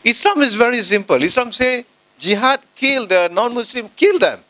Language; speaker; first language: English; non-native, local second language; Malay